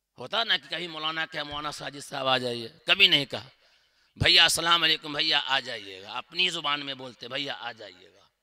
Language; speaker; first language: Hindi; native; Hindi